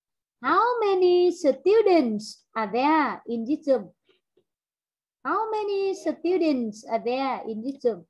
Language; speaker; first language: English; non-native, fluent; Vietnamese